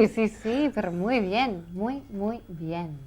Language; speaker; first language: Spanish; non-native, fluent; English